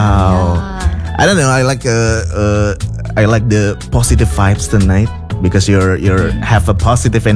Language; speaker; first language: English; non-native, fluent; Indonesian